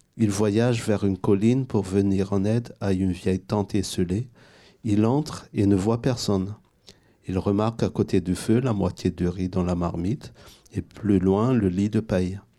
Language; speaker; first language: French; non-native, local second language; Malagasy